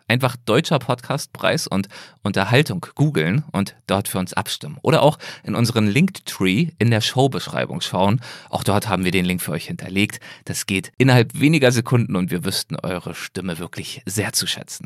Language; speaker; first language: German; native; German